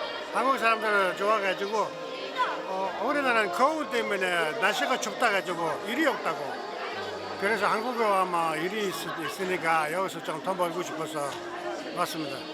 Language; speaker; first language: Korean; non-native, learner; Mongolian